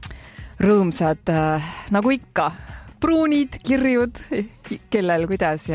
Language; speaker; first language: Estonian; native; Estonian